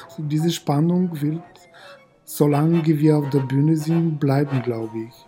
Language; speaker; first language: German; non-native, fluent; Bulgarian